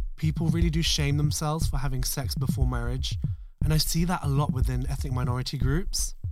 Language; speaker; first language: English; non-native, local second language; Urdu